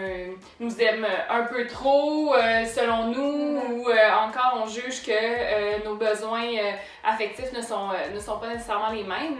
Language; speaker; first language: French; native; French